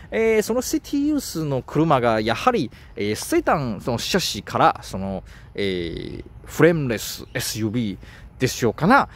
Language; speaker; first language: Japanese; non-native, learner; Chinese